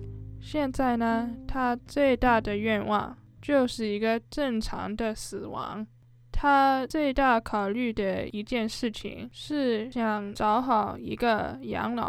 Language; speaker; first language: Chinese; early bilingual, heritage; Chinese